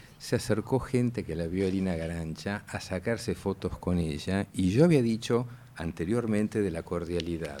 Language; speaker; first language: Spanish; native; Spanish